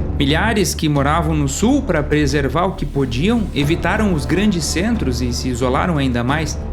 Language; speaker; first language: Portuguese; native; Portuguese